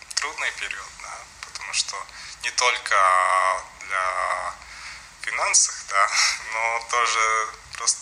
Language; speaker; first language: Russian; non-native, local second language; Latvian